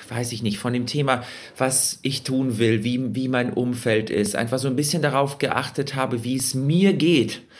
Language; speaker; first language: German; early bilingual, other home language; Russian